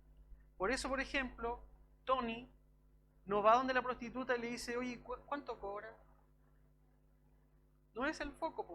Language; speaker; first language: Spanish; native; Spanish